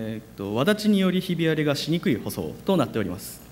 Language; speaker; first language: Japanese; native; Japanese